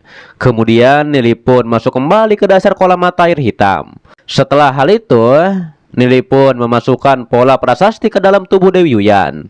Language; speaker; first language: Indonesian; native; Indonesian